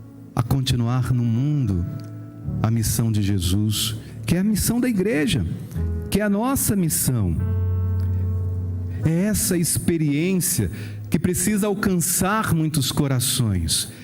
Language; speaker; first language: Portuguese; native; Portuguese